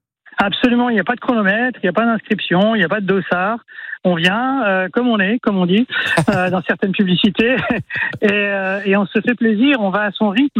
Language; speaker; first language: French; native; French